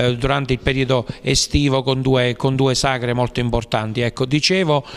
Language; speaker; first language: Italian; native; Italian